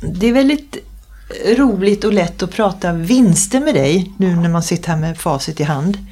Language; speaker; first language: Swedish; native; Swedish